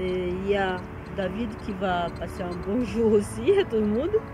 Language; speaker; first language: French; non-native, learner; Portuguese